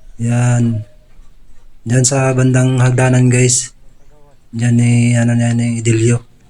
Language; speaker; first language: Filipino; non-native, local second language; Waray